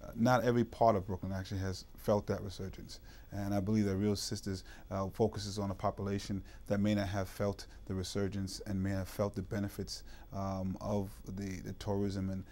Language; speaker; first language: English; native; English